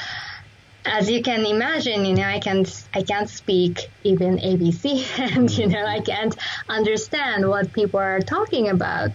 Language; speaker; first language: English; non-native, fluent; Japanese